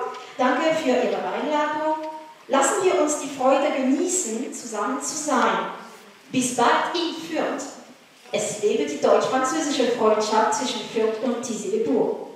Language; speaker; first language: German; non-native, fluent; French